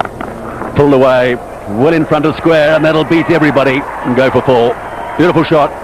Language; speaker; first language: English; native; English